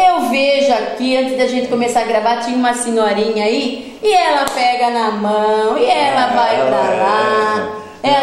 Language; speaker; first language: Portuguese; native; Portuguese